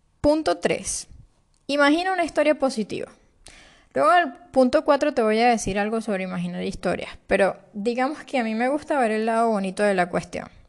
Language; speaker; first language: Spanish; native; Spanish